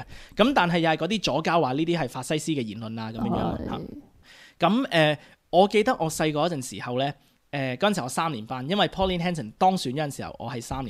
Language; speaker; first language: Cantonese; native; Cantonese